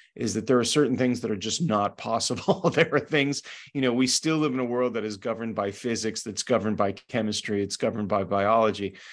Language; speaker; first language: English; native; English